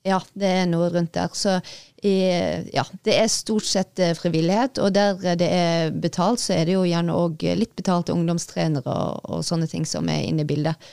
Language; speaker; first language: Norwegian; native; Norwegian